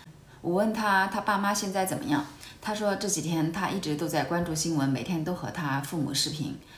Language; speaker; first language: Chinese; native; Chinese